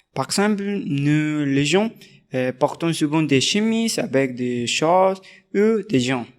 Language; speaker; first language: French; non-native, learner; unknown